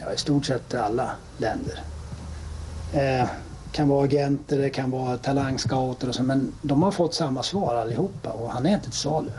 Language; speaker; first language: Swedish; native; Swedish